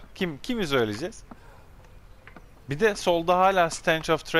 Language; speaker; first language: Turkish; native; Turkish